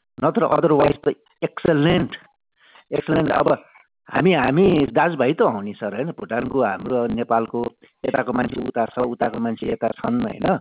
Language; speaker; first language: Nepali; native; Nepali